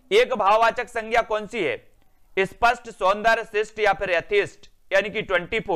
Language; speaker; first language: Hindi; native; Hindi